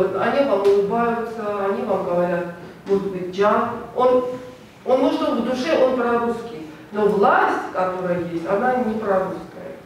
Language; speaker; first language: Russian; non-native, local second language; Armenian